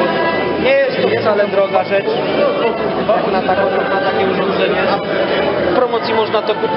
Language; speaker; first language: Polish; native; Polish